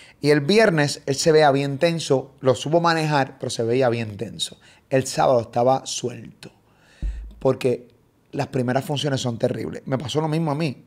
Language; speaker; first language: Spanish; native; Spanish